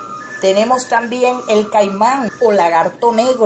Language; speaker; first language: Spanish; native; Spanish